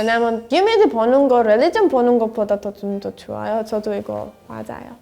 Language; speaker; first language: Korean; non-native, learner; Persian